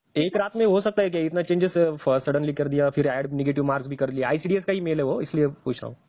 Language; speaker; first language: Hindi; non-native, local second language; Marathi